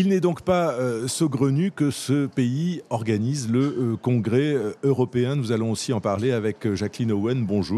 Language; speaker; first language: French; native; French